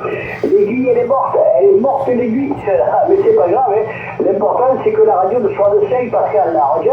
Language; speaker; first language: French; native; French